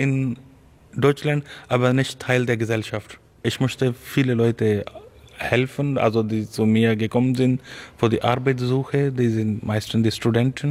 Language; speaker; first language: German; non-native, learner; Urdu